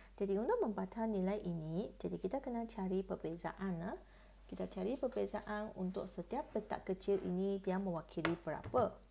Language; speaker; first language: Malay; non-native, local second language; Chinese